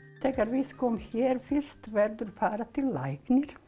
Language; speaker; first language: Icelandic; non-native, learner; Serbian